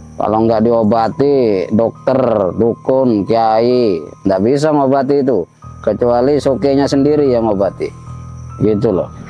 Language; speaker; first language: Indonesian; non-native, local second language; Sasak